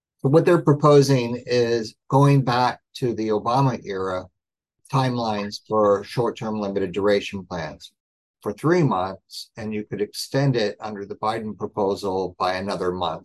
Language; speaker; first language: English; native; English